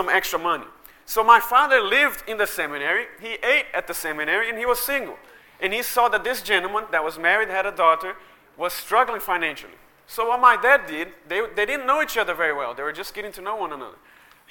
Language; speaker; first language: English; early bilingual, other home language; Portuguese